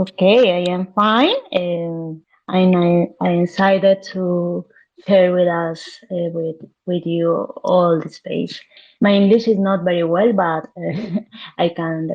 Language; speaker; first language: English; non-native, learner; Spanish